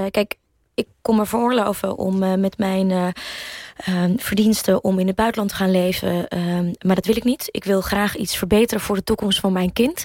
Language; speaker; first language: Dutch; early bilingual, other home language; Russian